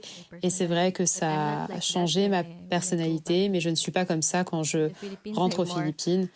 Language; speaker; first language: French; non-native, fluent; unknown